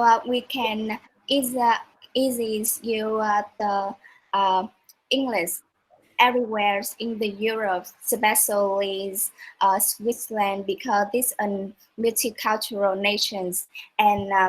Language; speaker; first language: English; non-native, learner; Vietnamese